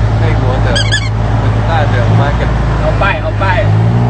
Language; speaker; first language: Chinese; non-native, learner; Thai